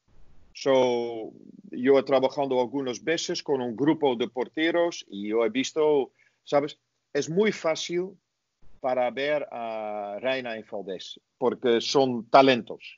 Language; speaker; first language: Spanish; non-native, fluent; Dutch